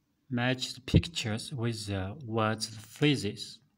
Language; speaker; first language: English; non-native, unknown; Chinese